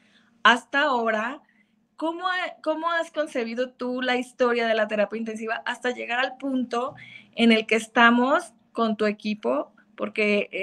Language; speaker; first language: Spanish; native; Spanish